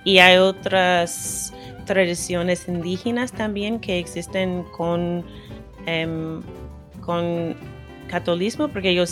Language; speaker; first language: Spanish; non-native, fluent; English